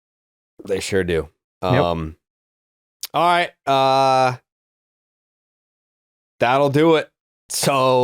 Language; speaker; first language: English; native; English